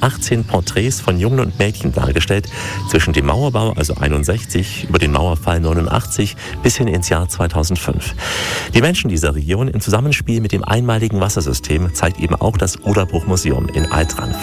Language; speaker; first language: German; native; German